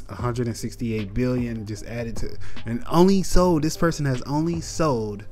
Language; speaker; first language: English; native; English